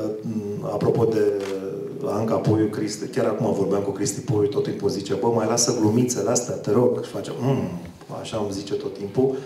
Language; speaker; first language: Romanian; native; Romanian